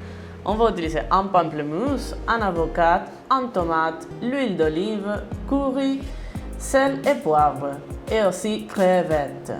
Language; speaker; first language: French; non-native, fluent; Spanish